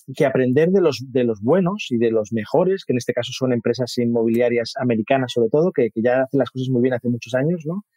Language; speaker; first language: Spanish; native; Spanish